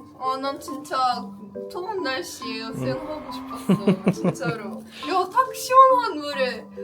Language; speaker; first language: Korean; non-native, learner; Russian